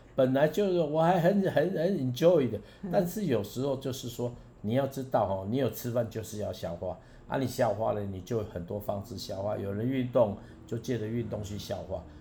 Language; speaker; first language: Chinese; non-native, local second language; Min Nan Chinese